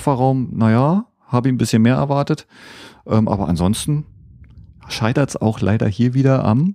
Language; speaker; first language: German; native; German